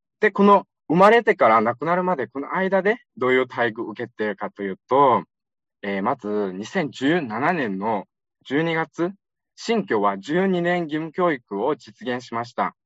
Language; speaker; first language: Japanese; non-native, fluent; Uyghur